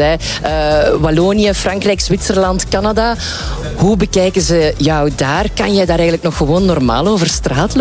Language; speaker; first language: Dutch; native; Dutch